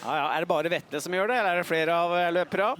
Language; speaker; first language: Norwegian; native; Norwegian